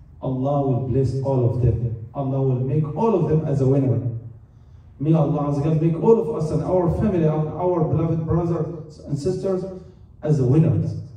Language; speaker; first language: English; non-native, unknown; Arabic